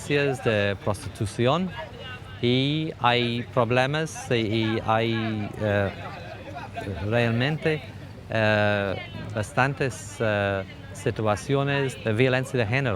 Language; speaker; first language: Spanish; non-native, fluent; English